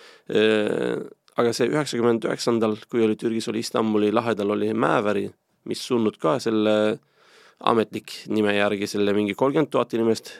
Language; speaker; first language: Estonian; non-native, fluent; Turkish